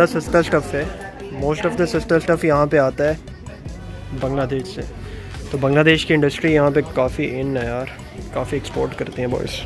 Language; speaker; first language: Urdu; native; Urdu